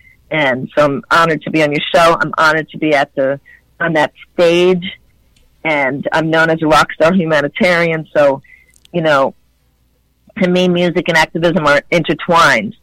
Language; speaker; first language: English; early bilingual, other home language; Spanish